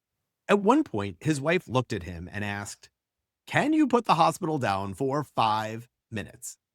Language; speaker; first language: English; native; English